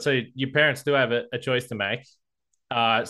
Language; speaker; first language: English; native; English